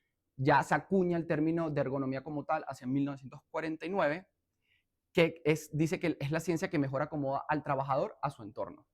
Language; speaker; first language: Spanish; native; Spanish